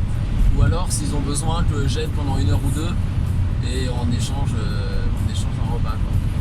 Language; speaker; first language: French; native; French